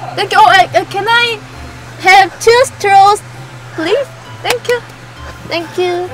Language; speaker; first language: English; non-native, learner; Korean